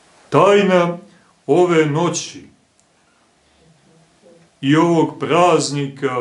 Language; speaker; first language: Serbian; native; Serbian